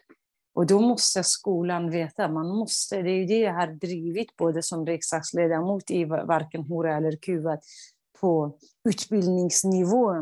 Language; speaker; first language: Swedish; non-native, fluent; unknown